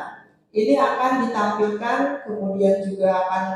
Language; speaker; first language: Indonesian; native; Indonesian